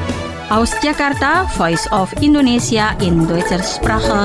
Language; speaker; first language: German; non-native, fluent; Indonesian